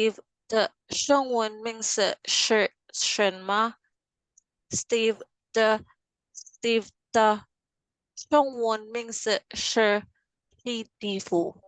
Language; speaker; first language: Chinese; non-native, learner; Filipino